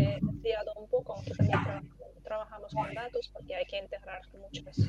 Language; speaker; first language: Spanish; non-native, fluent; Russian